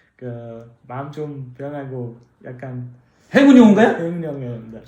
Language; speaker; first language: Korean; non-native, learner; Uzbek